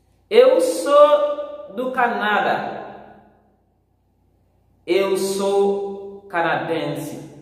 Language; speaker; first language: Portuguese; non-native, fluent; Haitian Creole